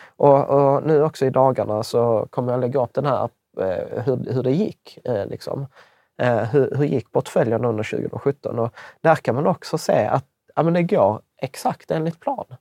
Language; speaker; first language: Swedish; early bilingual, other home language; Czech